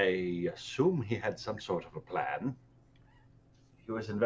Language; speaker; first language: English; native; English